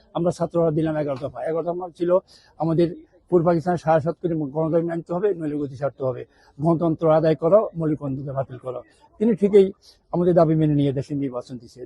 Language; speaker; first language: Bangla; native; Bangla